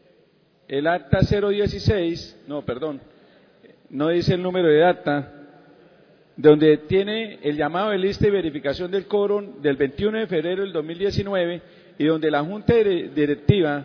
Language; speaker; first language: Spanish; native; Spanish